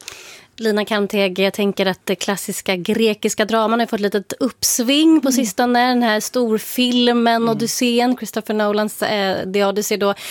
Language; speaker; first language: Swedish; native; Swedish